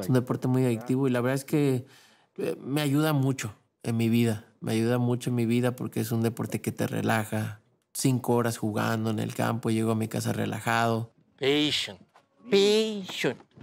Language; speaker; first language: Spanish; native; Spanish